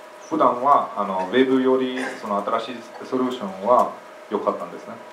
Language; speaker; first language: Japanese; non-native, fluent; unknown